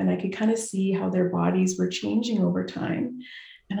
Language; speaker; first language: English; native; English